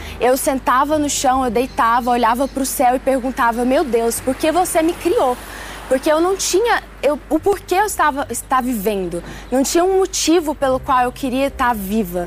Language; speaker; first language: Portuguese; early bilingual, other home language; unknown